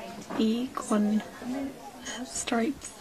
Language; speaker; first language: Spanish; non-native, learner; English